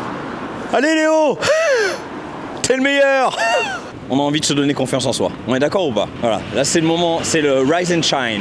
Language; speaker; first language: French; native; French